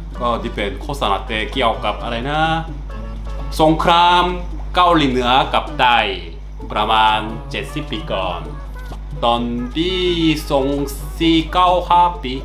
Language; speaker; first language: Thai; non-native, learner; Korean